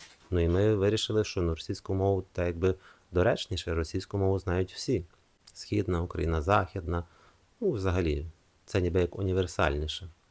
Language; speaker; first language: Ukrainian; non-native, fluent; Italian